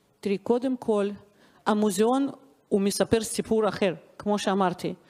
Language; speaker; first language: Hebrew; non-native, fluent; Russian